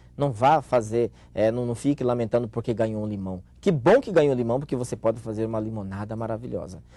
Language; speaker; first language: Portuguese; native; Portuguese